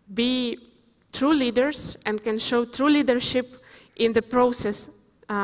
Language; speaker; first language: English; non-native, fluent; Ukrainian